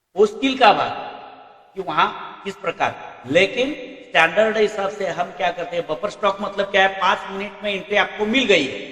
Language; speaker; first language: Hindi; non-native, local second language; Marathi